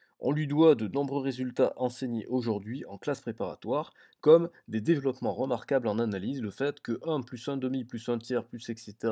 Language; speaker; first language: French; native; French